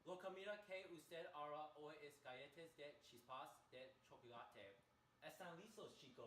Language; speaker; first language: Spanish; non-native, learner; English